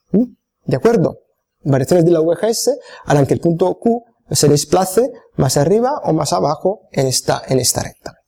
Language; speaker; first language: Spanish; non-native, fluent; Italian